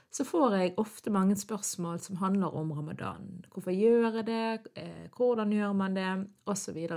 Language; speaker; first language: Norwegian; early bilingual, other home language; Arabic